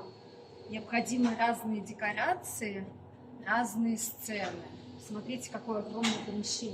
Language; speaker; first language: Russian; native; Russian